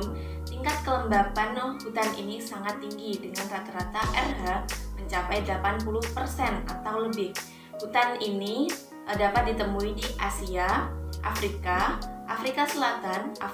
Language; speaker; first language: Indonesian; native; Indonesian